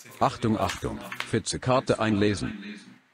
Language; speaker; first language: German; native; German